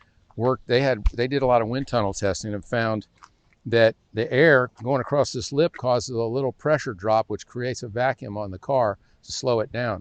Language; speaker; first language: English; native; English